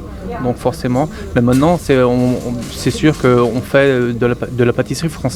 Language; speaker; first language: French; native; French